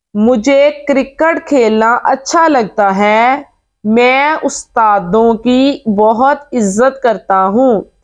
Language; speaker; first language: Urdu; native; Urdu